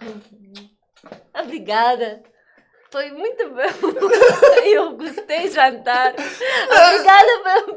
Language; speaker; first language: Portuguese; non-native, learner; Russian